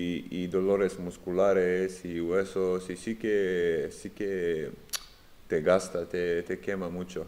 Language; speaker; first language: Spanish; non-native, fluent; Serbian